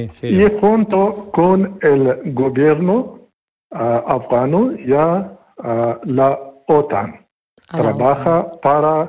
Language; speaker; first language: Spanish; non-native, learner; Pashto